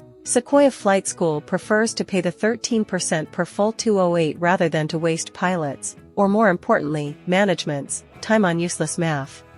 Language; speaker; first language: English; native; English